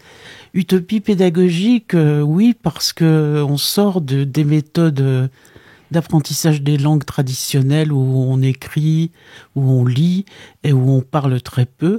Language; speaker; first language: French; native; French